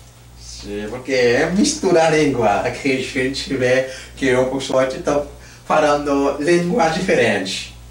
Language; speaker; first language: Portuguese; non-native, learner; Haitian Creole